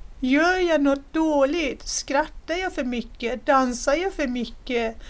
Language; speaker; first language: Swedish; non-native, fluent; Persian